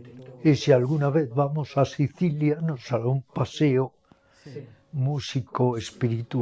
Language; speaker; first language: Spanish; native; Spanish